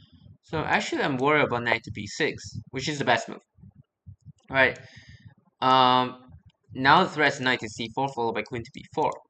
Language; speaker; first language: English; non-native, fluent; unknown